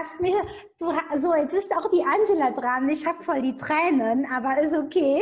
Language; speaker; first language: German; non-native, fluent; Italian